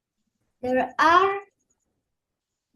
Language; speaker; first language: English; non-native, learner; Indonesian